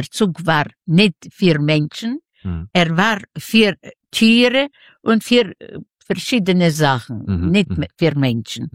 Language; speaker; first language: German; non-native, learner; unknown